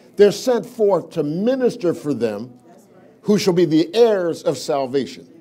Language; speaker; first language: English; native; English